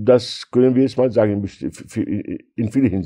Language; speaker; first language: German; non-native, fluent; Arabic